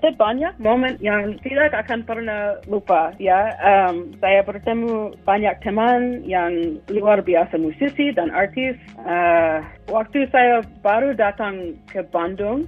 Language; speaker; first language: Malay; non-native, fluent; English